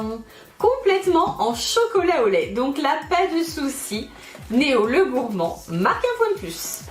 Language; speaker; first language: French; native; French